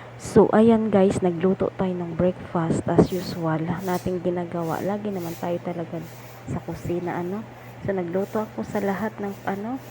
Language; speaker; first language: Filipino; non-native, local second language; Cebuano